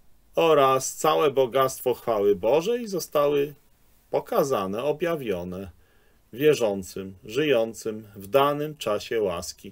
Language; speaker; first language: Polish; native; Polish